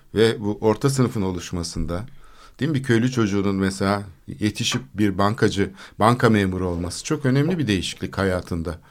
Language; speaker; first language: Turkish; native; Turkish